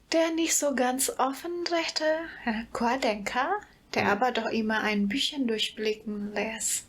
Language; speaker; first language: German; non-native, fluent; Indonesian